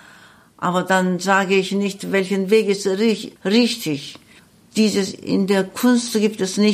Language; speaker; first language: German; non-native, learner; Korean